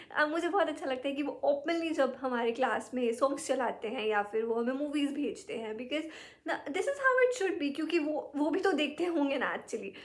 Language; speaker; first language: Hindi; native; Hindi